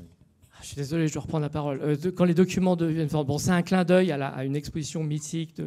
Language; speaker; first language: French; native; French